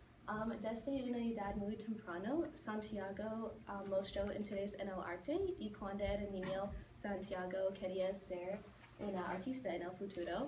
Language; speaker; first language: Spanish; non-native, learner; English